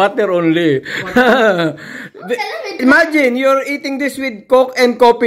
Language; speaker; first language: English; non-native, local second language; Filipino